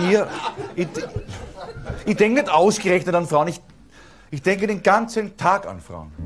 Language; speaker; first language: German; native; German